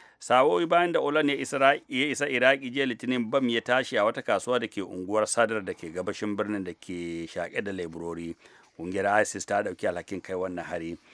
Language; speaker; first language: Hausa; native; Hausa